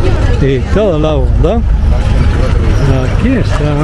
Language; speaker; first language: Spanish; non-native, fluent; Italian